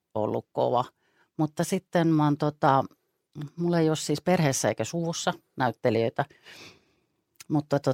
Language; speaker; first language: Finnish; native; Finnish